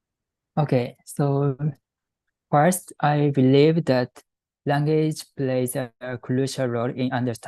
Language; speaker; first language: English; non-native, fluent; Japanese